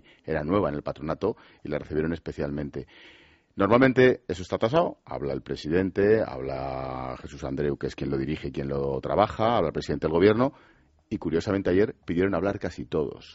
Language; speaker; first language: Spanish; native; Spanish